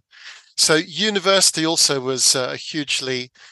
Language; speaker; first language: English; native; English